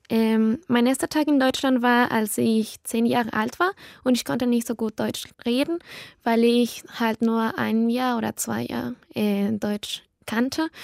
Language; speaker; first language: German; non-native, learner; Spanish